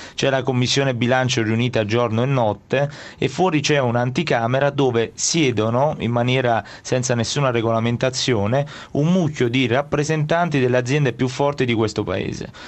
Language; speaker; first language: Italian; native; Italian